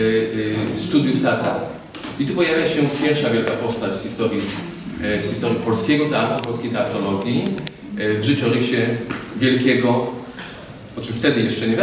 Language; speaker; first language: Polish; native; Polish